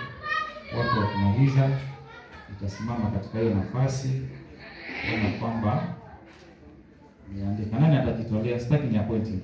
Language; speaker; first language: Swahili; native; Swahili